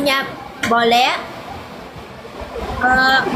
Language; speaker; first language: Indonesian; non-native, learner; Vietnamese